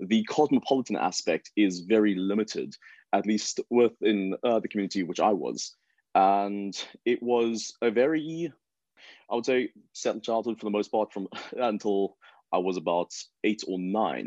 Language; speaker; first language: English; native; English